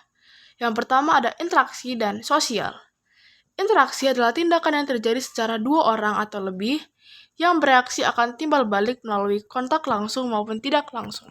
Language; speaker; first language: Indonesian; native; Indonesian